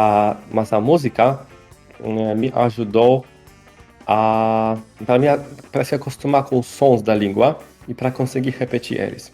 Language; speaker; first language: Portuguese; non-native, fluent; Polish